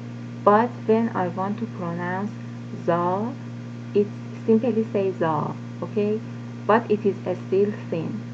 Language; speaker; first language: English; non-native, fluent; Persian